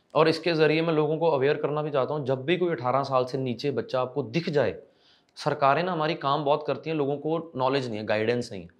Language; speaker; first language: Hindi; non-native, local second language; Punjabi